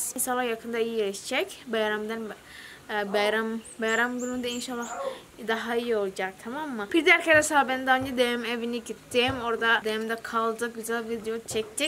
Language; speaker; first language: Turkish; non-native, learner; Indonesian